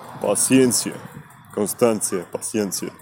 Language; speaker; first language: Portuguese; non-native, learner; Spanish